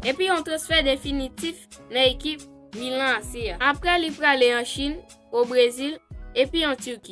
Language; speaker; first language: French; non-native, learner; Haitian Creole